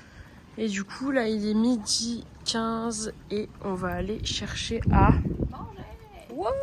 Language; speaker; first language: French; native; French